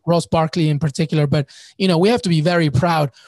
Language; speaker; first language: English; early bilingual, other home language; Spanish